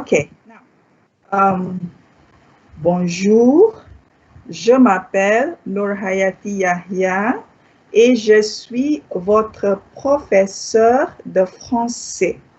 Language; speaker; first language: French; non-native, fluent; Malay